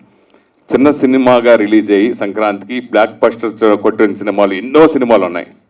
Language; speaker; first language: Telugu; native; Telugu